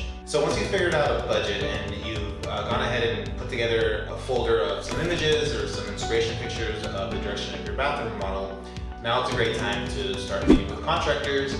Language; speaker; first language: English; native; English